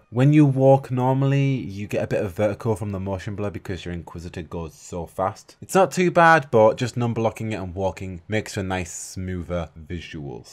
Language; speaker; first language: English; native; English